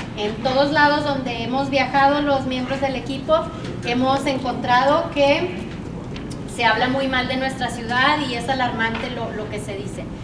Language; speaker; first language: Spanish; native; Spanish